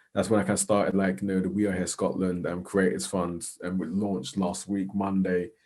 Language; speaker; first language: English; native; English